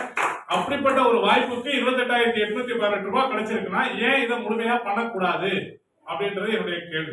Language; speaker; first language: Tamil; native; Tamil